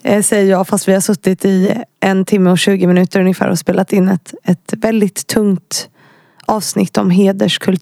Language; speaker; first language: Swedish; native; Swedish